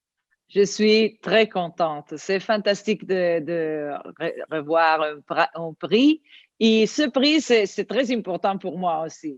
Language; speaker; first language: French; non-native, fluent; Italian